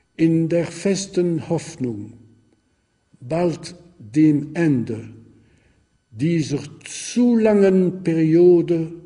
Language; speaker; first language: German; non-native, local second language; French